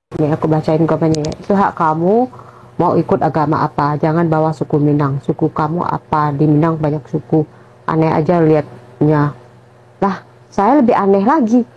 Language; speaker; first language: Indonesian; non-native, local second language; Minangkabau